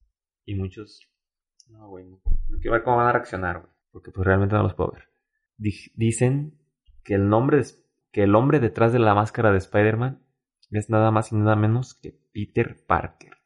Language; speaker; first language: Spanish; native; Spanish